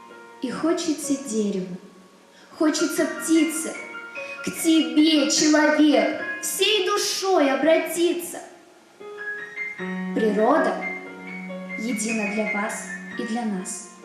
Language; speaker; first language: Russian; native; Russian